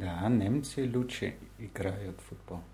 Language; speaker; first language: Russian; non-native, learner; German